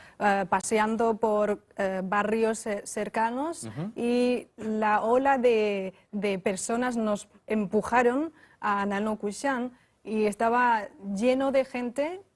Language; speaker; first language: Spanish; non-native, fluent; Chinese